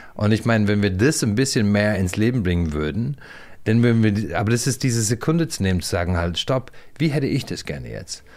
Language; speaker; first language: German; non-native, fluent; English